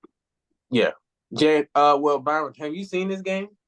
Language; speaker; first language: English; native; English